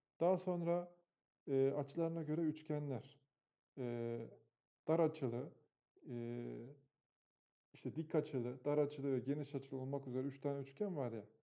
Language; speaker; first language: Turkish; native; Turkish